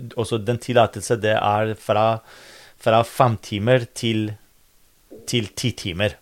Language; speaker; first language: Norwegian; non-native, fluent; Kurdish